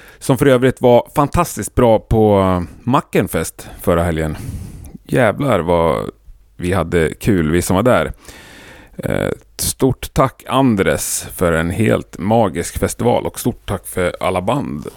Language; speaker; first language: Swedish; native; Swedish